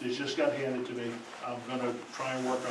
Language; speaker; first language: English; native; English